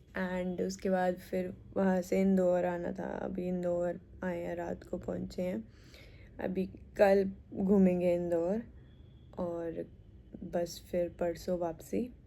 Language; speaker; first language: Hindi; non-native, local second language; Punjabi